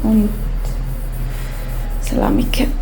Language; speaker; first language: German; non-native, learner; Slovenian